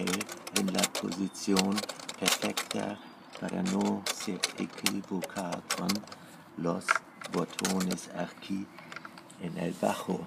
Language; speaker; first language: Spanish; non-native, fluent; German